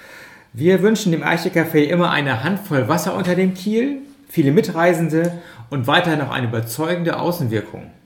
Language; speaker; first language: German; native; German